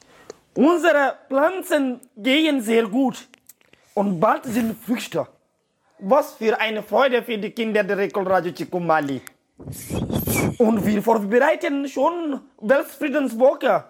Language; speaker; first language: German; non-native, learner; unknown